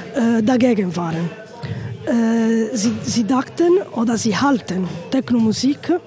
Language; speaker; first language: German; non-native, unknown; Italian